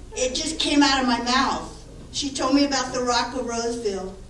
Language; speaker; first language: English; native; English